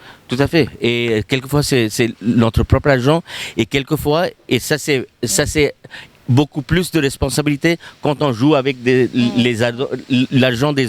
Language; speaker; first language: French; non-native, fluent; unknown